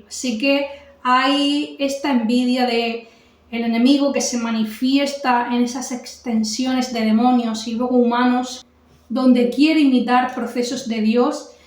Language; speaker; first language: Spanish; native; Spanish